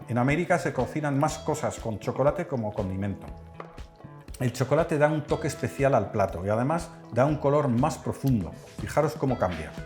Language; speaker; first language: Spanish; non-native, fluent; Dutch